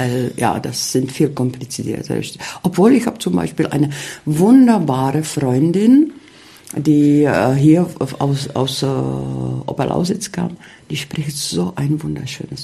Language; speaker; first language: German; early bilingual, heritage; Czech